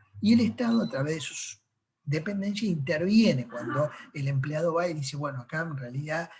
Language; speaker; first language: Spanish; native; Spanish